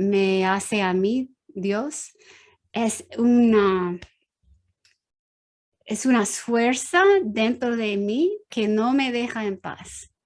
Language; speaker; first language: Spanish; non-native, learner; English